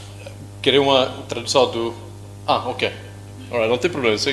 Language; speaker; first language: Portuguese; non-native, learner; English